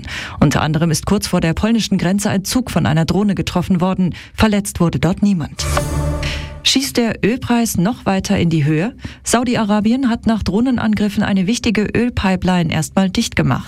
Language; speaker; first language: German; native; German